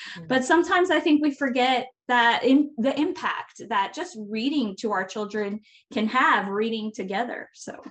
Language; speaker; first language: English; native; English